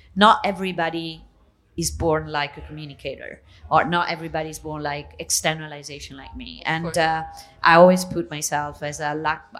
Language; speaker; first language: English; non-native, fluent; Italian